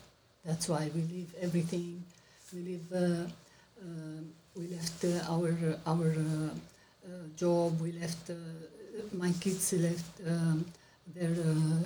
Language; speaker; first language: English; non-native, learner; Arabic